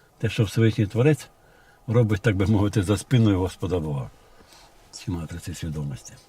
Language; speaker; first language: Ukrainian; non-native, local second language; Russian